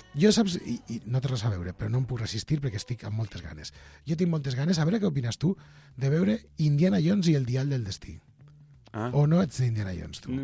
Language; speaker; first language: Catalan; native; Catalan